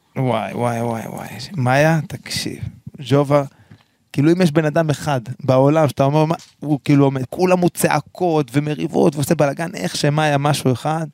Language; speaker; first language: Hebrew; early bilingual, other home language; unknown